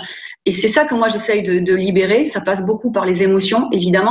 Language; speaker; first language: French; native; French